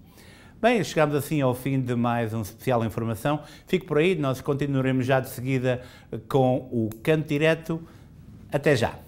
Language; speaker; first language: Portuguese; native; Portuguese